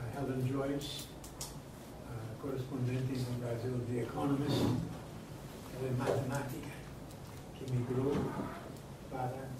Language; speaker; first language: Portuguese; non-native, fluent; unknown